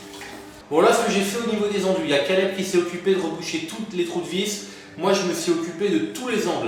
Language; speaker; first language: French; native; French